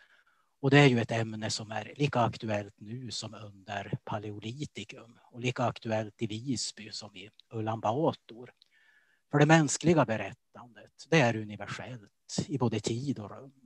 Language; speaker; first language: Swedish; native; Swedish